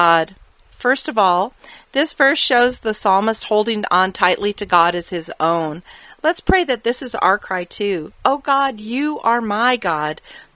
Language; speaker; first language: English; native; English